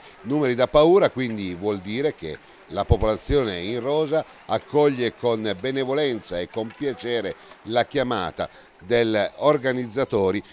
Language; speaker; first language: Italian; native; Italian